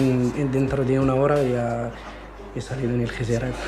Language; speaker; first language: Spanish; non-native, fluent; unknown